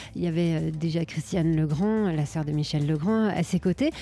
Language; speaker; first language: French; native; French